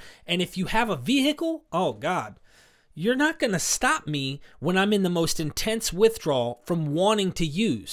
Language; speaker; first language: English; native; English